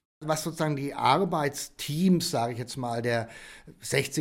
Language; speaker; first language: German; native; German